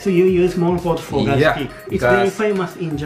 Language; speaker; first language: English; non-native, learner; Japanese